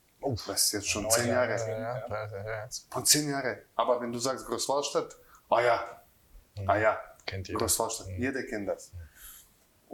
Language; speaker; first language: German; non-native, learner; Croatian